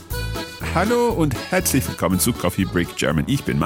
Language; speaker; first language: German; non-native, learner; English